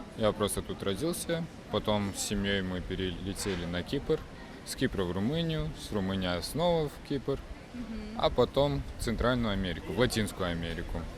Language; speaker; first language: Russian; non-native, fluent; Turkish